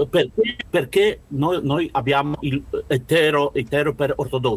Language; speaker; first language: Italian; non-native, learner; Russian